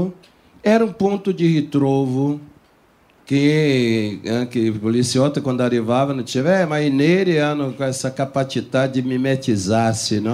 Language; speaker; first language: Italian; non-native, fluent; Portuguese